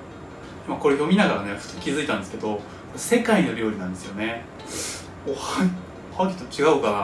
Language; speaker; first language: Japanese; native; Japanese